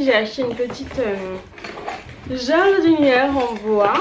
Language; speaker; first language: French; native; French